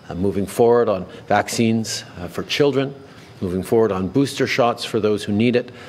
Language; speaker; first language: English; early bilingual, other home language; French